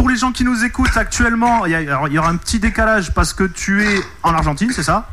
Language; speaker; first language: French; native; French